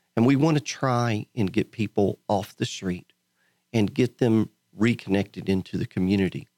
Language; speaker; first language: English; native; English